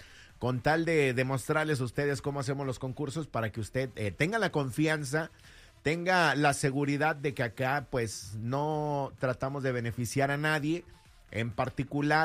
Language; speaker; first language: Spanish; native; Spanish